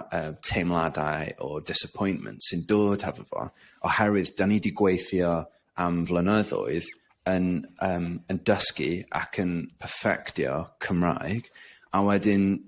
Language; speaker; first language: Welsh; non-native, local second language; English